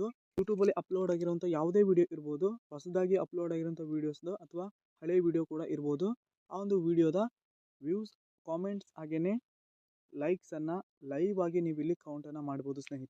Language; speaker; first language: Kannada; native; Kannada